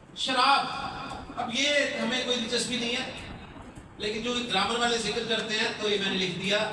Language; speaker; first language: Urdu; non-native, local second language; Punjabi